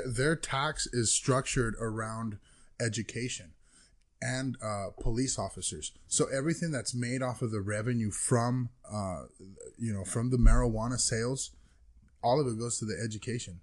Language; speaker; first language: English; early bilingual, other home language; Spanish